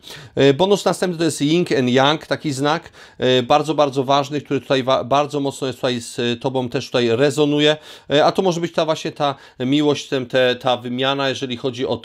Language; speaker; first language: Polish; native; Polish